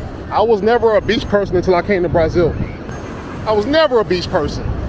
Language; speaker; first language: English; native; English